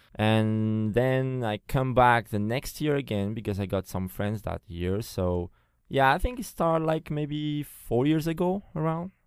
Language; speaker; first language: English; non-native, fluent; Portuguese